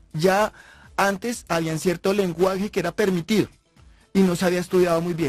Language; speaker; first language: Spanish; native; Spanish